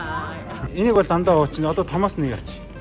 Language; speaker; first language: Mongolian; native; Mongolian